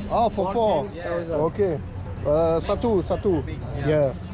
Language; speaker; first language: English; non-native, learner; French